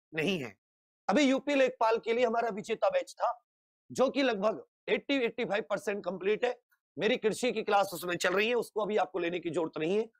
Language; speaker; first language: Hindi; native; Hindi